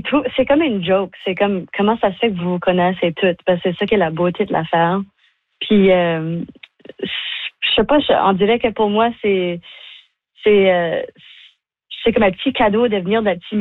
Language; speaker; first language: French; native; French